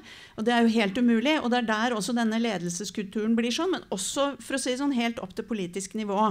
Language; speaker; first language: Norwegian; native; Norwegian